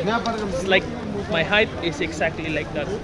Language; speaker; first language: English; non-native, local second language; Filipino